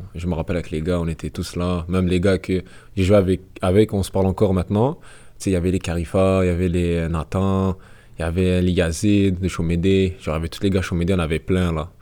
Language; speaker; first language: French; native; French